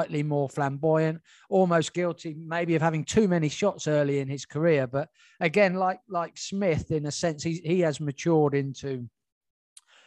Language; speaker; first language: English; native; English